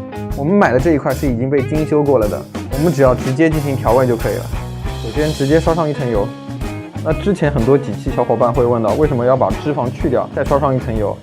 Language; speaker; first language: Chinese; native; Chinese